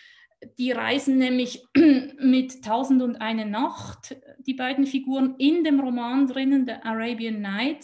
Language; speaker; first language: German; native; German